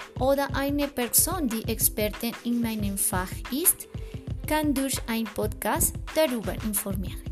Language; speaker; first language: German; non-native, fluent; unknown